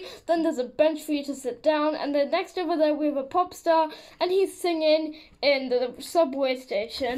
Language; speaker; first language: English; native; English